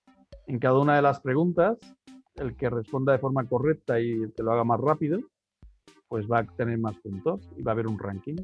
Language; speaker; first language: Spanish; native; Spanish